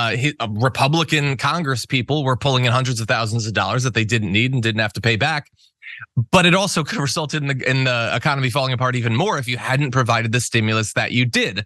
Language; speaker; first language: English; native; English